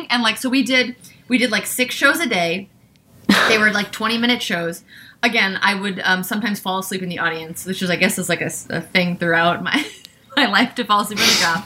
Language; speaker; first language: English; native; English